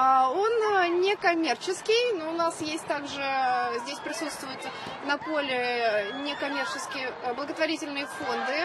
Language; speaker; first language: Russian; native; Russian